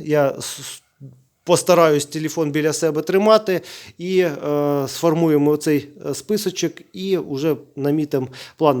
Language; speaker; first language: Ukrainian; native; Ukrainian